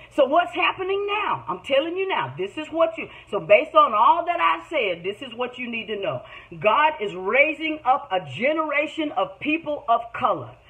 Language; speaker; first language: English; native; English